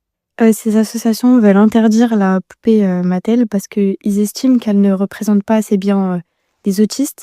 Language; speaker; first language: French; native; French